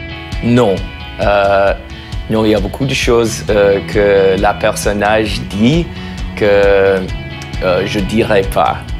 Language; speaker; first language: French; non-native, fluent; English